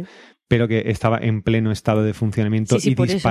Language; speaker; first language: Spanish; native; Spanish